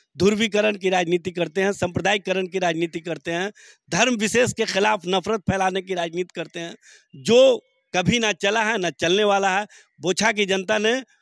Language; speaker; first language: Hindi; native; Hindi